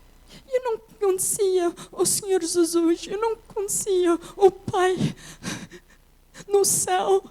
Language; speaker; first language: Portuguese; early bilingual, heritage; English